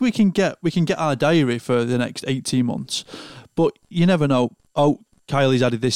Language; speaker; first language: English; native; English